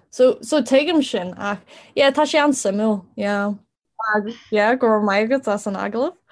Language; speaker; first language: Irish; non-native, local second language; English